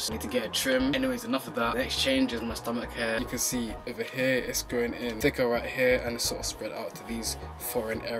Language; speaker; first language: English; native; English